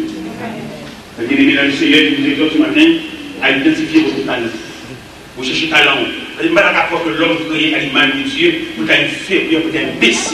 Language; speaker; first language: French; non-native, local second language; Haitian Creole